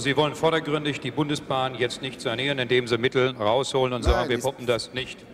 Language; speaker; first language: German; native; German